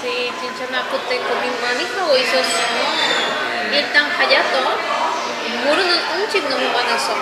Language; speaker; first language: Korean; non-native, learner; Spanish